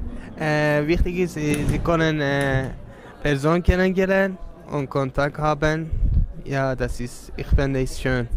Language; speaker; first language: German; non-native, learner; Persian